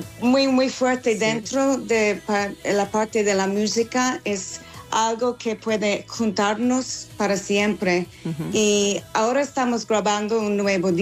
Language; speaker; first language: Spanish; non-native, fluent; English